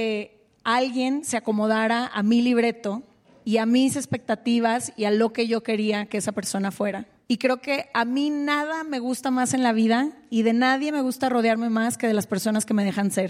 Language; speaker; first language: Spanish; native; Spanish